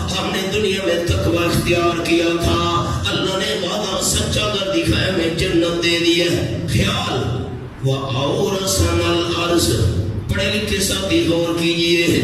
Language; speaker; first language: Urdu; non-native, local second language; Pashto